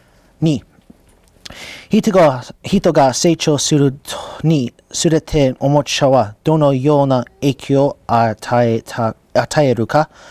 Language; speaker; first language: Japanese; non-native, learner; English